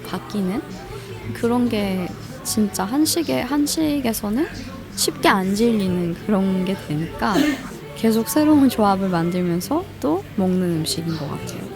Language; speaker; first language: Korean; non-native, fluent; Persian